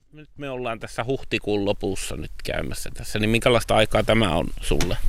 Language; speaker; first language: Finnish; native; Finnish